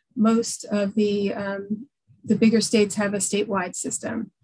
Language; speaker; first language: English; native; English